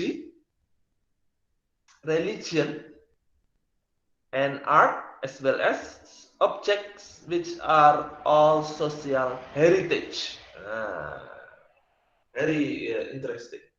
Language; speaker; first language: English; non-native, learner; Indonesian